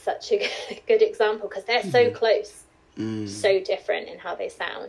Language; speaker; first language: English; native; English